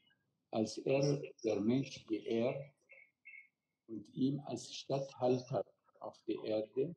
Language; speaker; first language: German; non-native, fluent; Arabic